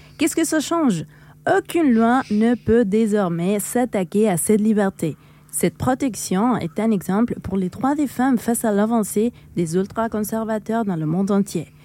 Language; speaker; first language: French; non-native, fluent; Spanish